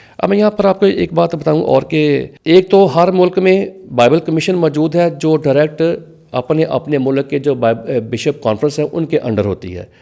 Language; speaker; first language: Urdu; non-native, local second language; Punjabi